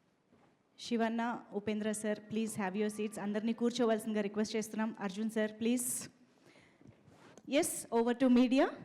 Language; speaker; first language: Telugu; native; Telugu